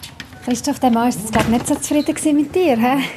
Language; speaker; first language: German; native; German